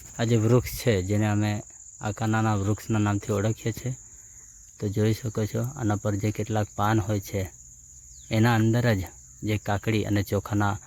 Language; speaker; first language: Gujarati; non-native, local second language; Vasavi